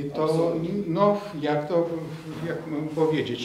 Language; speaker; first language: Polish; non-native, fluent; Lithuanian